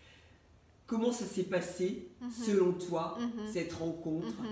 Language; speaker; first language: French; native; French